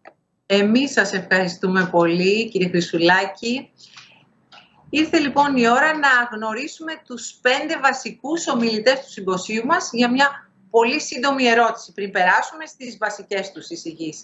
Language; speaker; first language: Greek; native; Greek